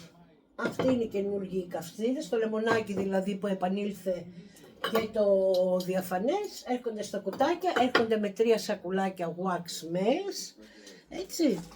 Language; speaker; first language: Greek; native; Greek